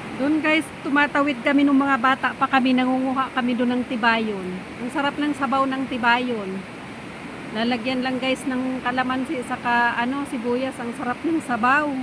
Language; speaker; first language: Filipino; non-native, local second language; Bikol